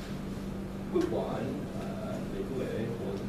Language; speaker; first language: Chinese; non-native, learner; English